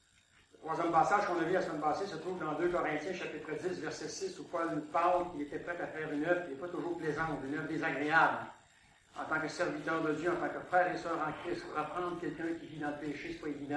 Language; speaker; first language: French; native; French